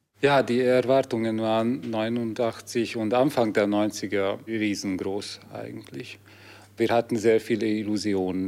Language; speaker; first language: German; non-native, fluent; Hungarian